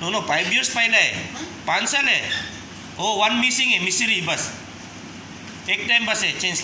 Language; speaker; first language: Hindi; non-native, learner; Filipino